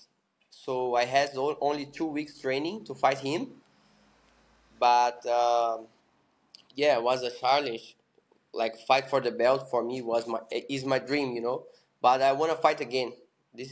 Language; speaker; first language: English; non-native, learner; Portuguese